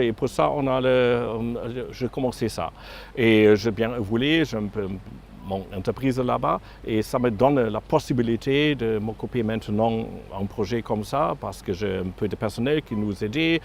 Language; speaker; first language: French; non-native, fluent; German